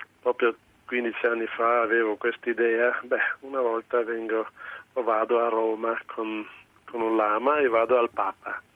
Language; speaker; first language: Italian; non-native, local second language; German